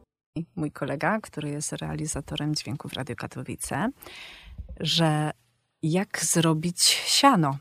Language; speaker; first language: Polish; native; Polish